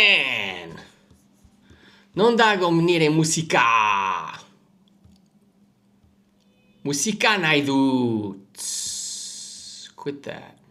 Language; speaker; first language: Basque; non-native, learner; English